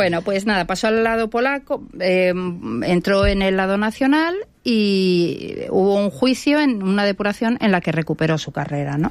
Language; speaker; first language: Spanish; native; Spanish